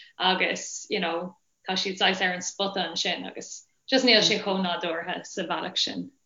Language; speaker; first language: Irish; non-native, local second language; English